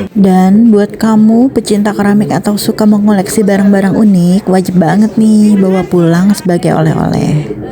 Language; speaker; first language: Indonesian; native; Indonesian